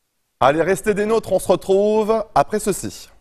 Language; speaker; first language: French; non-native, local second language; Arabic